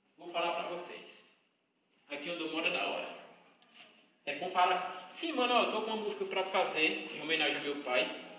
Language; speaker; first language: Portuguese; native; Portuguese